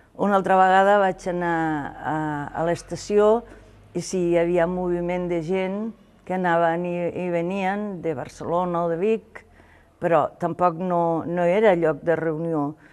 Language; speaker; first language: Catalan; non-native, local second language; Spanish